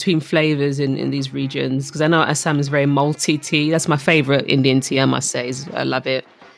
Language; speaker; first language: English; native; English